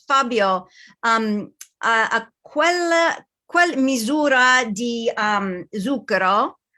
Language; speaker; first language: Italian; non-native, learner; English